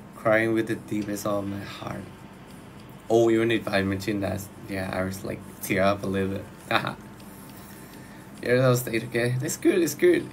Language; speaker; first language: English; non-native, learner; Thai